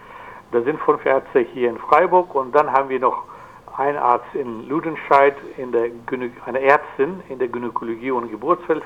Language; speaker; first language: German; non-native, fluent; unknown